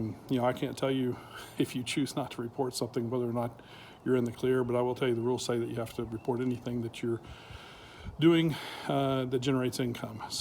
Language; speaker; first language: English; native; English